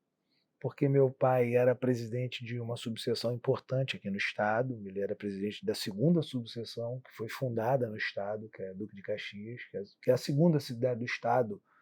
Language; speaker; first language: Portuguese; native; Portuguese